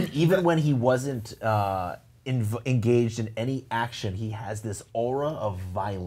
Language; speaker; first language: English; native; English